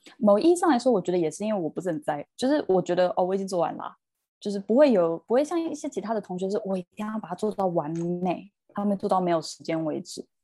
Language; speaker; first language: Chinese; early bilingual, heritage; Chinese